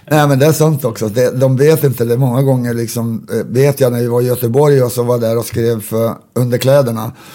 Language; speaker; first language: Swedish; native; Swedish